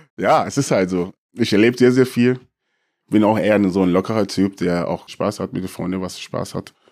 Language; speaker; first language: German; early bilingual, other home language; Akan